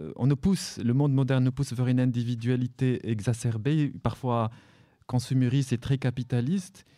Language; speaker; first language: French; non-native, local second language; Arabic